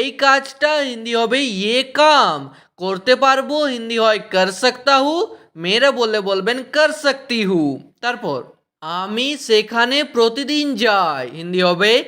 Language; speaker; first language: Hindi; non-native, fluent; Bangla